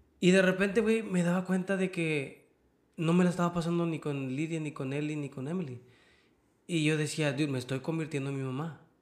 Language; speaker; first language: Spanish; early bilingual, other home language; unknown